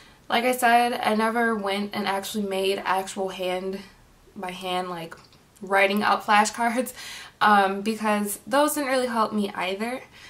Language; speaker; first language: English; native; English